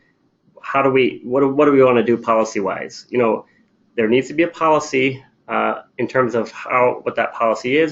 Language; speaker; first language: English; native; English